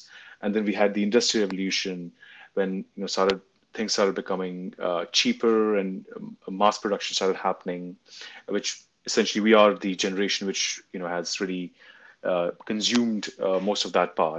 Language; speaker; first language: English; non-native, local second language; Hindi